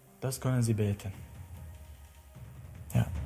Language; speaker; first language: German; non-native, learner; Persian